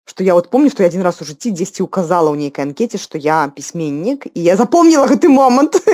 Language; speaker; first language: Belarusian; non-native, local second language; Russian